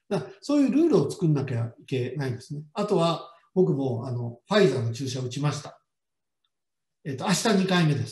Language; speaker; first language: Japanese; native; Japanese